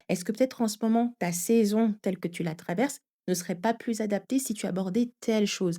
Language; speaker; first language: French; native; French